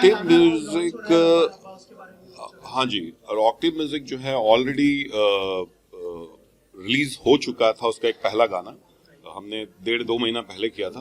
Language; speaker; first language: Hindi; native; Hindi